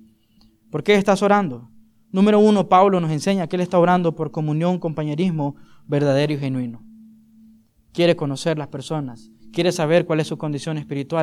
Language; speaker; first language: Spanish; native; Spanish